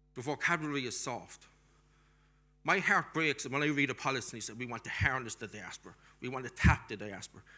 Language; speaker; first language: English; native; English